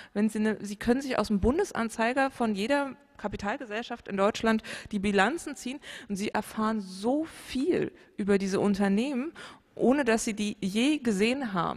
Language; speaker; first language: German; native; German